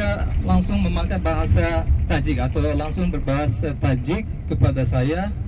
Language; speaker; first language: Indonesian; non-native, fluent; Uzbek